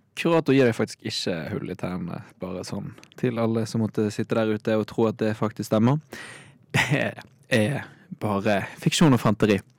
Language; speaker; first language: Norwegian; native; Norwegian